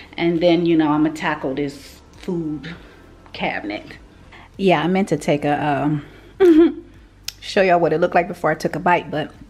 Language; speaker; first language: English; native; English